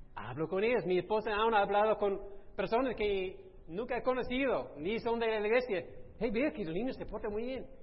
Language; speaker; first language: Spanish; non-native, fluent; English